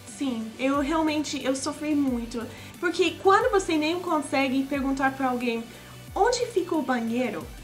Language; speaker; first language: Portuguese; non-native, fluent; English